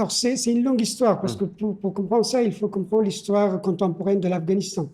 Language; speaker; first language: French; non-native, fluent; Persian